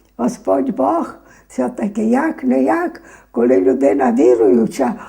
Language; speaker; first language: Ukrainian; native; Ukrainian